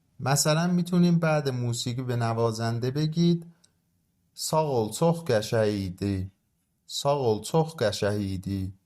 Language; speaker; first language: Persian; non-native, local second language; Azerbaijani